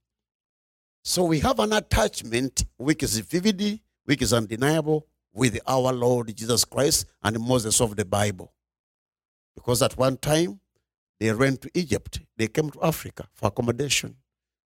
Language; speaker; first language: English; non-native, local second language; Ganda